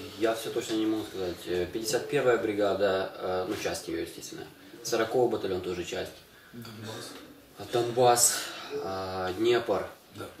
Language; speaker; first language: Russian; non-native, local second language; Ukrainian